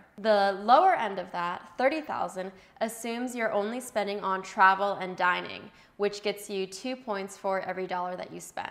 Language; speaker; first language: English; native; English